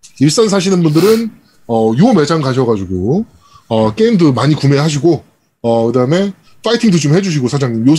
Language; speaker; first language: Korean; native; Korean